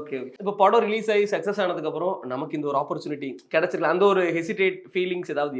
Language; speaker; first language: Tamil; native; Tamil